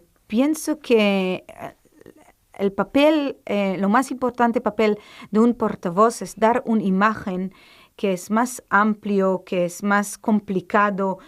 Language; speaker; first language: Spanish; non-native, fluent; Hebrew